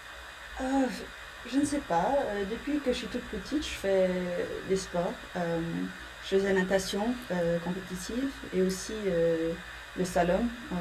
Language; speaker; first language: French; early bilingual, heritage; English